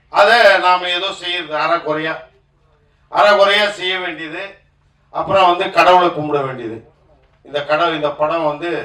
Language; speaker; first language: Tamil; native; Tamil